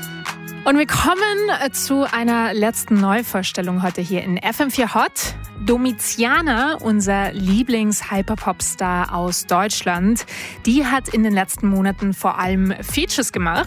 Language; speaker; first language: German; native; German